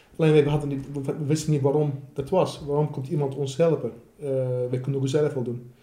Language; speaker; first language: Dutch; non-native, fluent; Assyrian Neo-Aramaic